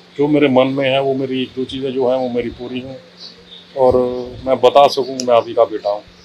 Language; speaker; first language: Hindi; native; Hindi